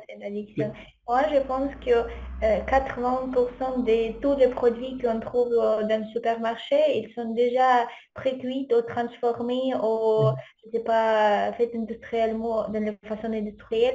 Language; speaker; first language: French; non-native, fluent; Ukrainian